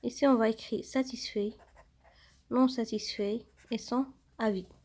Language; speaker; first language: French; non-native, local second language; Arabic